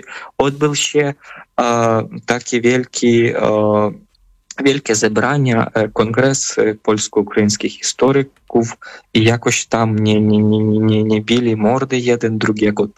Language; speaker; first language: Polish; non-native, fluent; Ukrainian